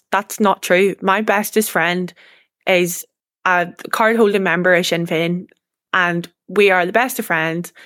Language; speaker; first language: English; native; English